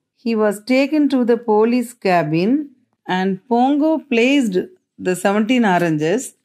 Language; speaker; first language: English; non-native, local second language; Tamil